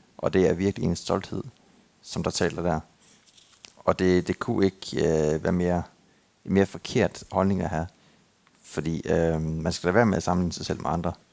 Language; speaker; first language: Danish; native; Danish